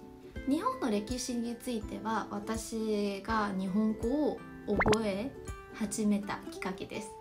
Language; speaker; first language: Japanese; non-native, fluent; Chinese